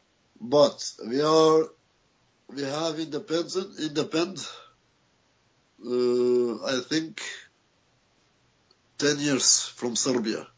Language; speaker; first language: English; non-native, learner; Albanian